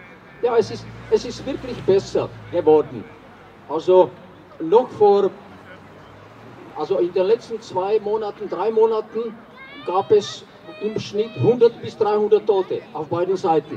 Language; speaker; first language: German; non-native, fluent; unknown